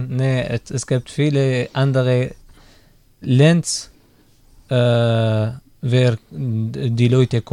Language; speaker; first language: German; non-native, learner; Arabic